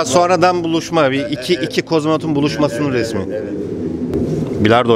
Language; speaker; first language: Turkish; native; Turkish